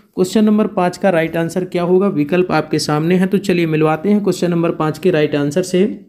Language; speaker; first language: Hindi; native; Hindi